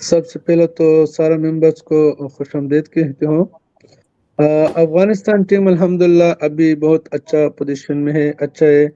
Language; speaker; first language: Hindi; non-native, fluent; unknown